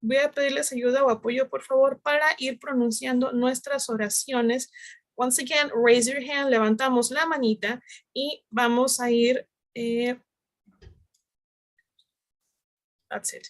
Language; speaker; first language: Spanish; native; Spanish